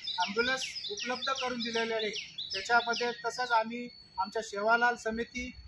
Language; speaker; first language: Marathi; non-native, local second language; Lambadi